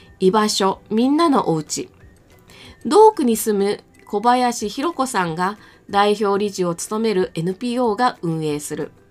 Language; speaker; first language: Japanese; native; Japanese